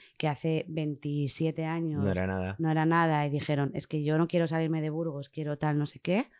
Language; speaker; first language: Spanish; native; Spanish